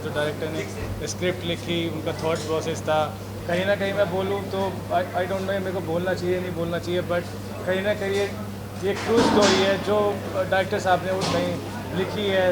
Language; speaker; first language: Hindi; native; Hindi